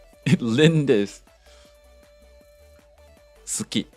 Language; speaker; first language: Japanese; non-native, learner; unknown